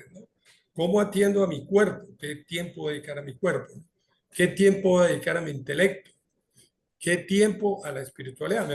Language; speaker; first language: Spanish; native; Spanish